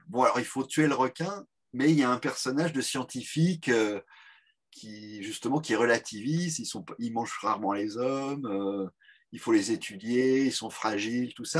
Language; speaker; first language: French; native; French